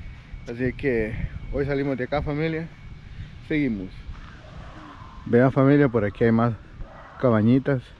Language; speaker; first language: Spanish; native; Spanish